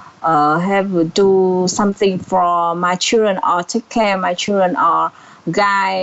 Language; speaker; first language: English; non-native, learner; Vietnamese